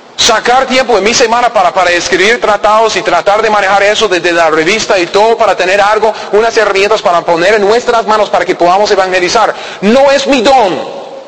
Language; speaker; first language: Spanish; non-native, learner; English